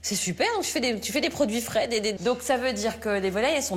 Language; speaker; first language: French; native; French